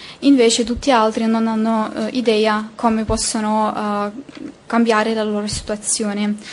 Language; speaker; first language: Italian; non-native, fluent; Ukrainian